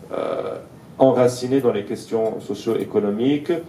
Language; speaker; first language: French; non-native, fluent; Arabic